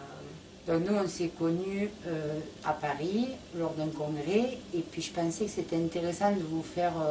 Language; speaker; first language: French; native; French